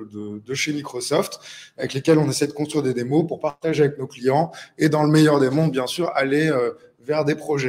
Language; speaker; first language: French; native; French